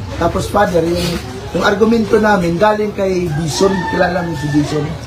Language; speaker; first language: Filipino; non-native, local second language; Cebuano